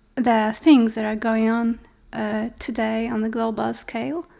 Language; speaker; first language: English; non-native, fluent; Polish